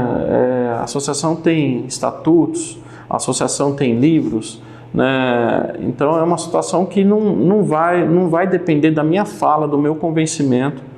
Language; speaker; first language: Portuguese; native; Portuguese